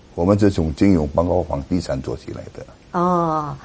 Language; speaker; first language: Chinese; non-native, learner; Indonesian